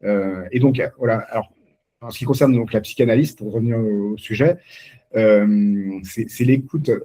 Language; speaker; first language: French; native; French